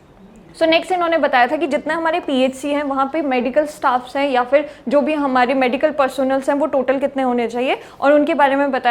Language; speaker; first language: Hindi; native; Hindi